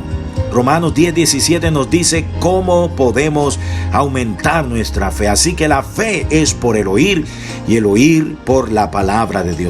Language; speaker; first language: Spanish; native; Spanish